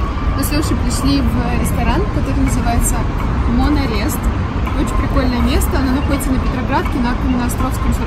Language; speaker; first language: Russian; native; Russian